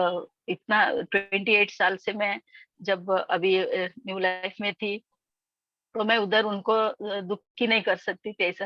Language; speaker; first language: Hindi; non-native, local second language; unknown